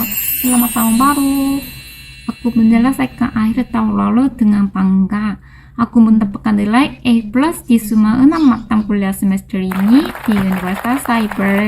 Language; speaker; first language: Indonesian; non-native, learner; Korean